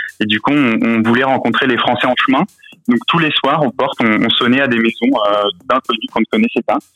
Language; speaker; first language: French; native; French